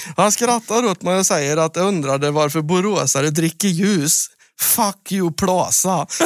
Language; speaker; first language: Swedish; native; Swedish